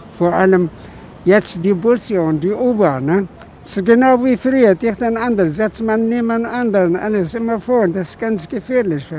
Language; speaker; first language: German; non-native, learner; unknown